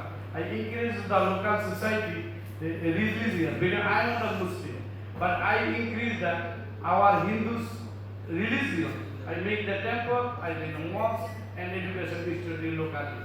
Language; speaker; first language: English; non-native, learner; Bangla